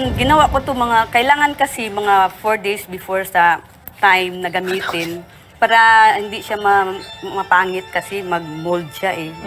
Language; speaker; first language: Filipino; non-native, local second language; Cebuano